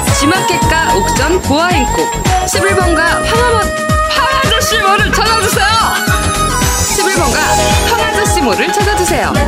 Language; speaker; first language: Korean; native; Korean